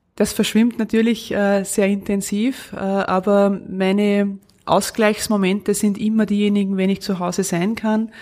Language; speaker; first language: German; native; German